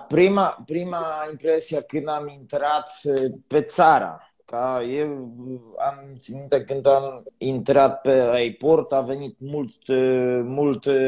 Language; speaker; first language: Romanian; non-native, learner; Polish